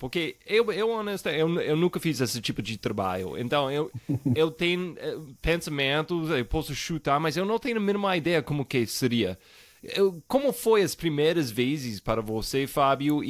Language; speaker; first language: Portuguese; non-native, fluent; English